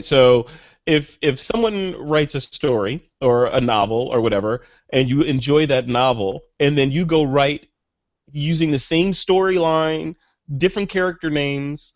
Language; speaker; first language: English; native; English